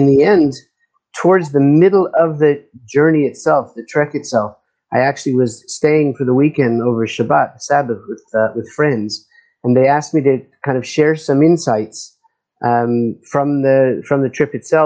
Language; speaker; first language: English; native; English